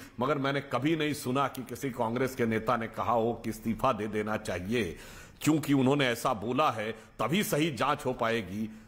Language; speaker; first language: Hindi; native; Hindi